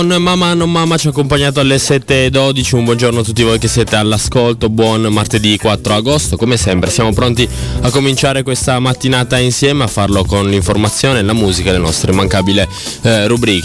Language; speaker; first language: Italian; native; Italian